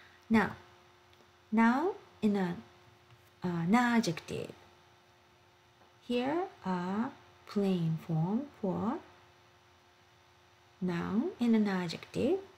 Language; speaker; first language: English; non-native, fluent; Japanese